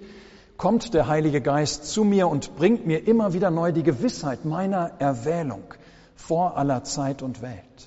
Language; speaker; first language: German; native; German